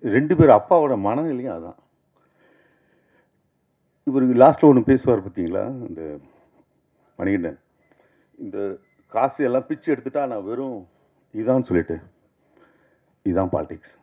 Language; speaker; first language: Tamil; native; Tamil